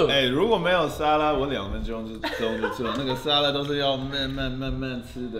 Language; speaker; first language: Chinese; early bilingual, heritage; Chinese